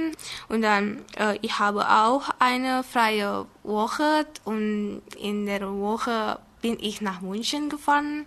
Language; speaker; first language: German; non-native, learner; Indonesian